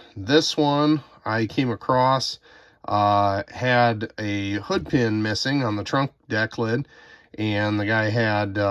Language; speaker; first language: English; native; English